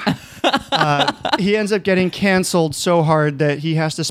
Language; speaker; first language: English; native; English